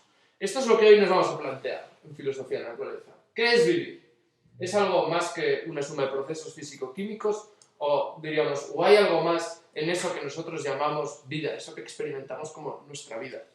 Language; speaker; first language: Spanish; native; Spanish